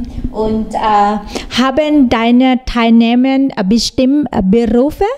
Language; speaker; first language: German; non-native, learner; Thai